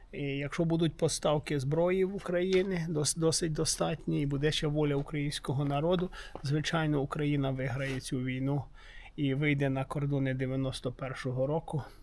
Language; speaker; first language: Ukrainian; native; Ukrainian